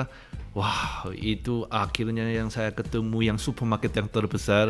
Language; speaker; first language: Indonesian; non-native, fluent; Korean